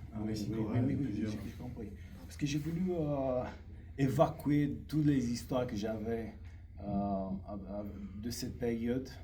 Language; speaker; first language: French; non-native, fluent; Romanian